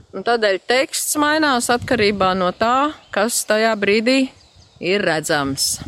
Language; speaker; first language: Latvian; native; Latvian